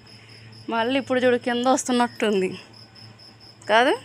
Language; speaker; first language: Telugu; native; Telugu